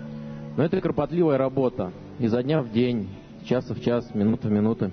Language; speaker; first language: Russian; native; Russian